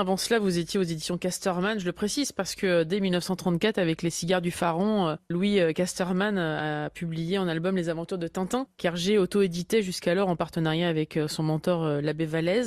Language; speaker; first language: French; native; French